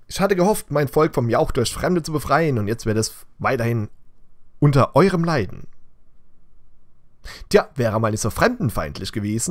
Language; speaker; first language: German; native; German